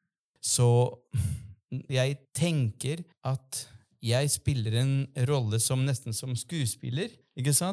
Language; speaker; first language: Norwegian; non-native, fluent; Spanish